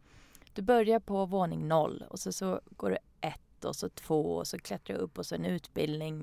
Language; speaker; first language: Swedish; non-native, fluent; Persian